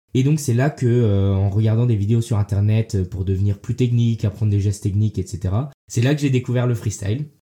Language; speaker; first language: French; early bilingual, heritage; French